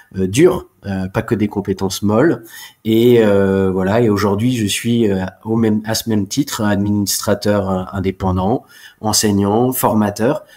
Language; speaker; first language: French; native; French